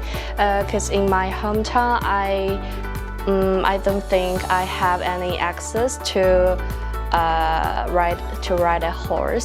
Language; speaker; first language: English; non-native, fluent; Chinese